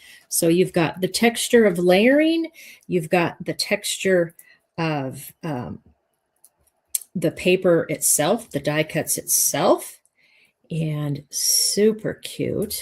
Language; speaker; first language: English; native; English